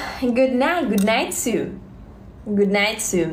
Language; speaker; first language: English; non-native, learner; Russian